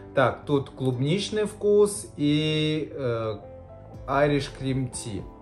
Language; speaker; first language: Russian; native; Russian